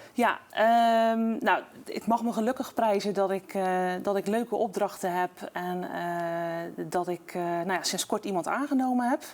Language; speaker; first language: Dutch; native; Dutch